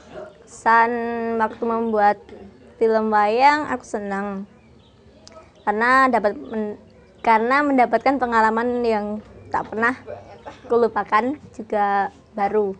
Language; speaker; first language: Indonesian; non-native, local second language; Javanese